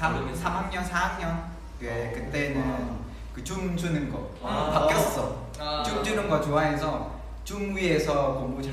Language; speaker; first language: Korean; non-native, learner; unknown